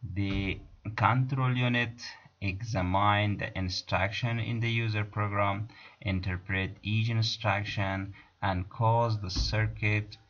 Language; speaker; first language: English; non-native, fluent; Persian